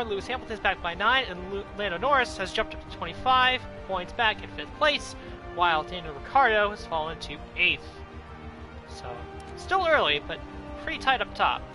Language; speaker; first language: English; native; English